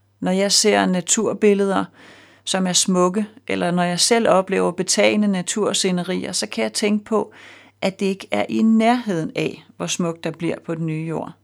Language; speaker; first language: Danish; native; Danish